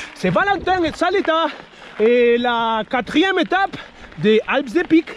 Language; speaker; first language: French; non-native, learner; Spanish